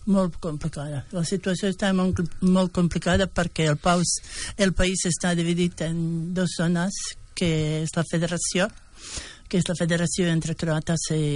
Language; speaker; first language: Catalan; non-native, fluent; Bosnian